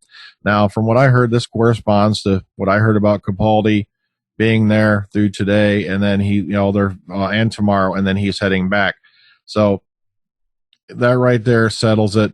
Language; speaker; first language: English; native; English